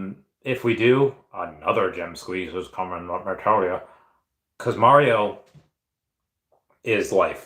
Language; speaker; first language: English; native; English